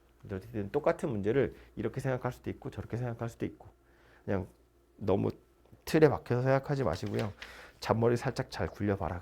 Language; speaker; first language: Korean; native; Korean